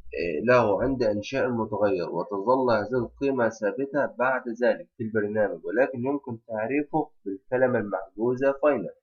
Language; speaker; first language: Arabic; native; Arabic